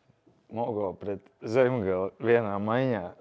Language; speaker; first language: Latvian; native; Latvian